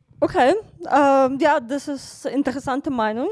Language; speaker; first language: German; non-native, fluent; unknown